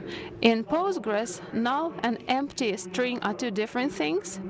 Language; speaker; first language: English; non-native, fluent; Russian